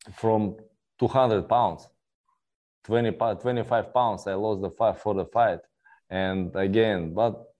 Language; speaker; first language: English; non-native, learner; Russian